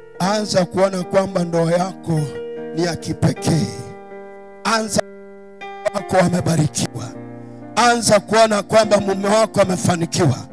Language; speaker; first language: Swahili; non-native, local second language; Luyia